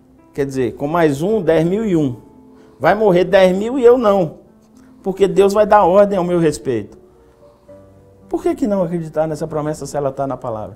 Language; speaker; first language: Portuguese; native; Portuguese